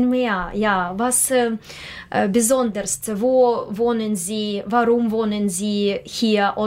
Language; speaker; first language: German; non-native, learner; Russian